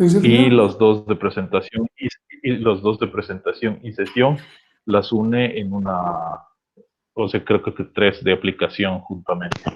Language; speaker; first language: Spanish; native; Spanish